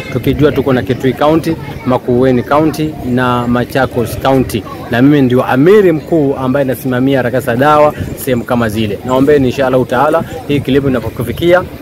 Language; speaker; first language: Swahili; non-native, local second language; Kamba